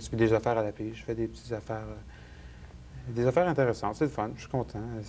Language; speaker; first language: French; native; French